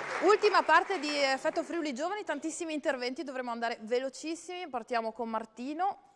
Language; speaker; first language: Italian; native; Italian